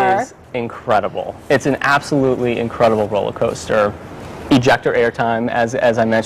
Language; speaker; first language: English; native; English